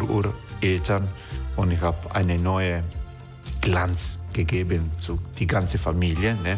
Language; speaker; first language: German; non-native, fluent; Croatian